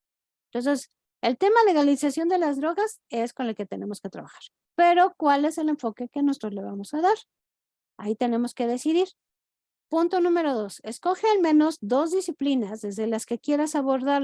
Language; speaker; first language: Spanish; native; Spanish